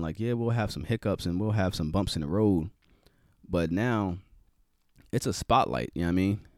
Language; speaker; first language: English; native; English